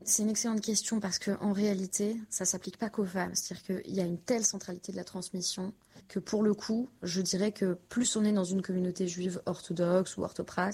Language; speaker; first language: French; native; French